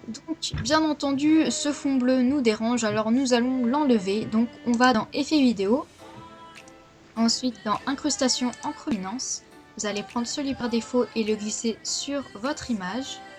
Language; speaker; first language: French; native; French